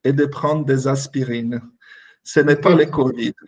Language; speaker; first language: French; non-native, fluent; Portuguese